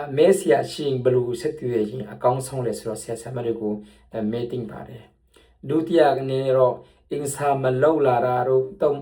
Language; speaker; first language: Burmese; non-native, local second language; Tedim Chin